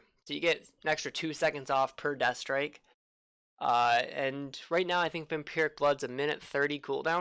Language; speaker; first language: English; native; English